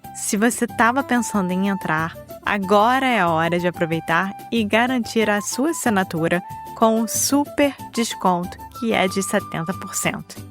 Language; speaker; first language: Portuguese; native; Portuguese